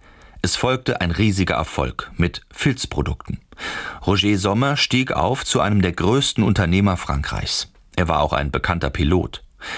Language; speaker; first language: German; native; German